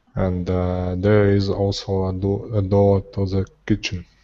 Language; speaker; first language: English; non-native, learner; Russian